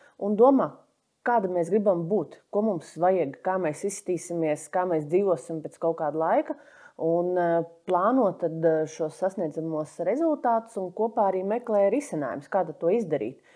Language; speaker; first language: Latvian; native; Latvian